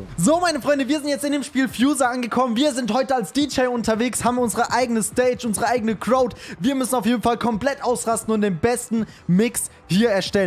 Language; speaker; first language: German; native; German